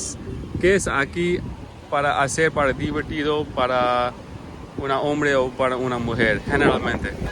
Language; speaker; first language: Spanish; non-native, learner; English